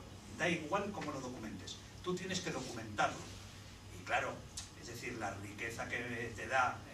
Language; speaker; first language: Spanish; native; Spanish